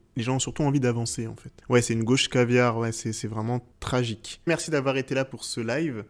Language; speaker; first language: French; native; French